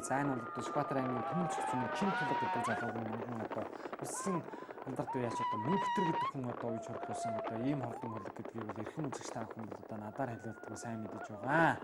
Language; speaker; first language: Mongolian; native; Mongolian